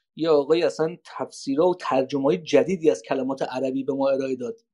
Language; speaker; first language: Persian; native; Persian